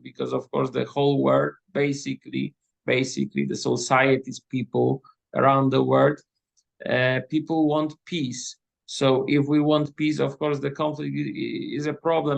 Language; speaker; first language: English; non-native, fluent; Polish